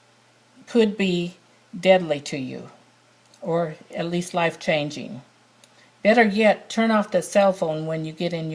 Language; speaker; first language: English; native; English